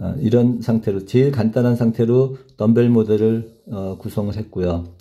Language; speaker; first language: Korean; native; Korean